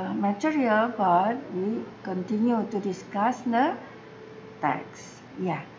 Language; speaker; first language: English; non-native, fluent; Indonesian